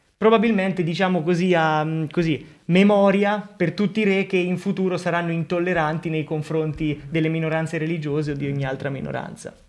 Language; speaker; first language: Italian; native; Italian